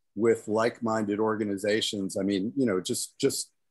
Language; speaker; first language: English; native; English